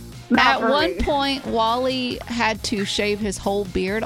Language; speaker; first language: English; native; English